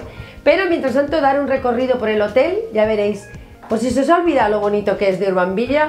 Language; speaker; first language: Spanish; native; Spanish